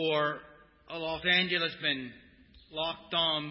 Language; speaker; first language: Hungarian; non-native, fluent; English